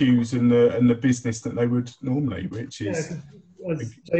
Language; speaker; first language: English; native; English